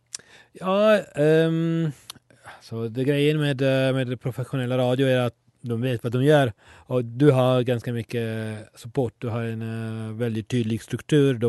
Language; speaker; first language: Swedish; non-native, fluent; Italian